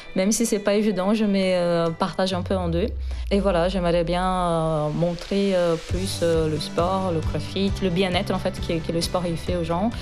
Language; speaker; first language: French; non-native, fluent; Portuguese